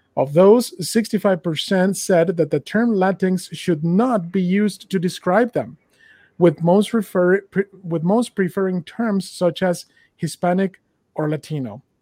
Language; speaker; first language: English; non-native, fluent; Spanish